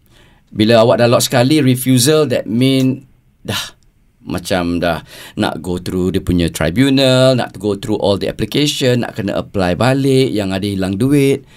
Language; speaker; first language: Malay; native; Malay